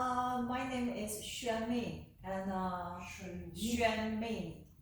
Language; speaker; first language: English; non-native, learner; Chinese